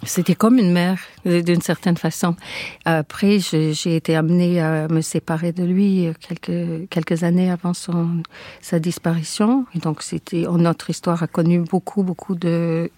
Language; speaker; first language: French; non-native, fluent; English